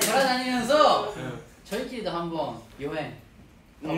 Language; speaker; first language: Korean; non-native, fluent; Japanese